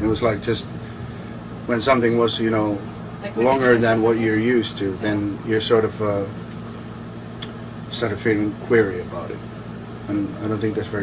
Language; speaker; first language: English; non-native, fluent; Finnish